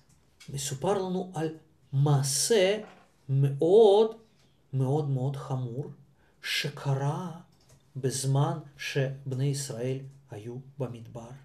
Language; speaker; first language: Hebrew; non-native, fluent; Russian